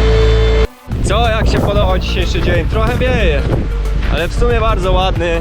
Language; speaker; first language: Polish; native; Polish